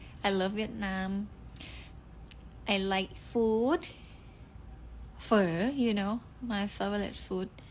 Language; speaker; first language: English; non-native, learner; Thai